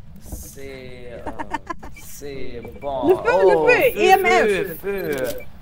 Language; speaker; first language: French; non-native, learner; German